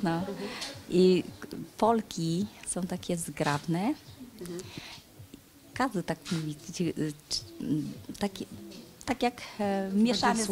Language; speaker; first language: Polish; non-native, learner; Vietnamese